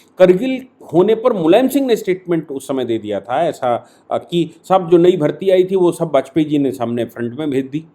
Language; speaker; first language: Hindi; native; Hindi